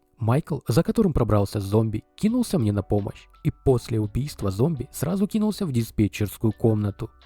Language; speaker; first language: Russian; native; Russian